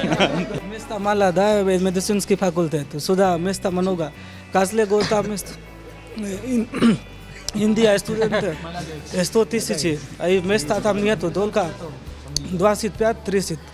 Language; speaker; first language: Russian; non-native, learner; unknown